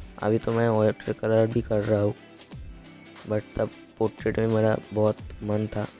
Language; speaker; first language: Hindi; non-native, local second language; Bangla